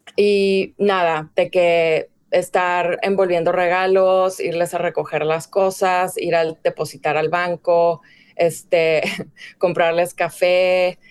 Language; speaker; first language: Spanish; native; Spanish